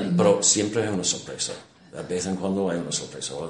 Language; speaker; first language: Spanish; non-native, fluent; English